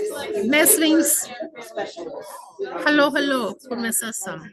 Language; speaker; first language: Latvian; early bilingual, heritage; Latvian